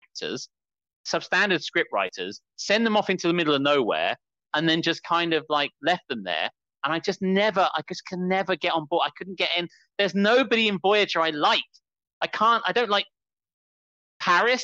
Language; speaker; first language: English; native; English